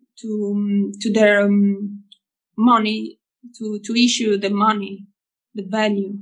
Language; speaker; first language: English; non-native, fluent; Italian